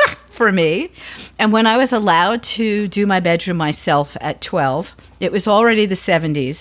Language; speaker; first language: English; native; English